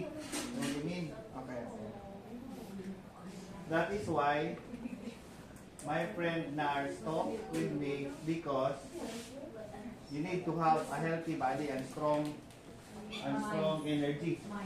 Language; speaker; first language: English; non-native, local second language; Cebuano